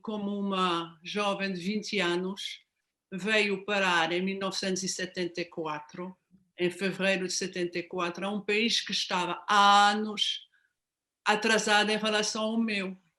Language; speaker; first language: Portuguese; non-native, fluent; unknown